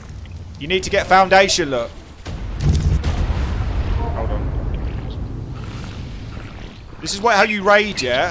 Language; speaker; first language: English; native; English